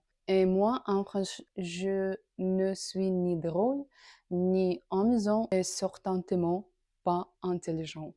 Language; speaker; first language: French; non-native, learner; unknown